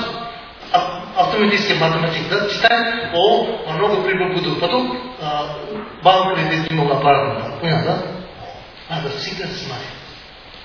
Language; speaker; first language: Russian; non-native, learner; Tibetan